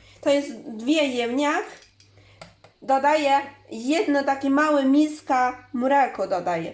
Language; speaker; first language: Polish; non-native, learner; Chinese